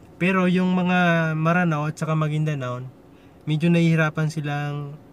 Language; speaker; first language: Filipino; non-native, local second language; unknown